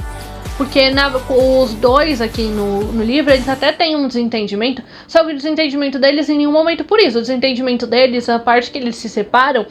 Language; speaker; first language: Portuguese; native; Portuguese